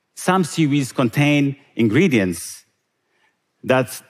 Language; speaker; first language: English; non-native, fluent; Tigrinya